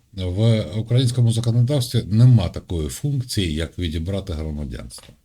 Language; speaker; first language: Ukrainian; native; Ukrainian